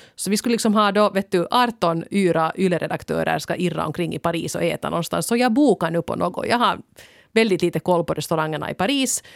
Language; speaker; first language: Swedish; native; Swedish